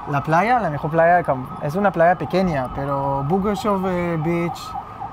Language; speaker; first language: Spanish; non-native, fluent; Hebrew